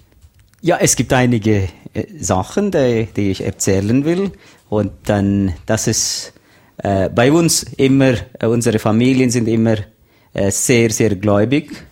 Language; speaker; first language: German; non-native, learner; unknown